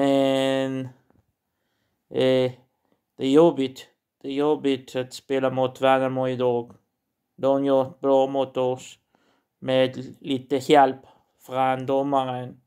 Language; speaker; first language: Swedish; non-native, learner; Portuguese